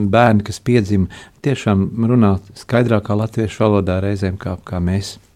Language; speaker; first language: Latvian; native; Latvian